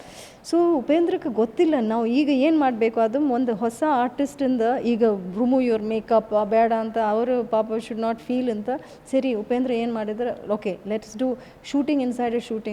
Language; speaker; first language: Kannada; early bilingual, heritage; English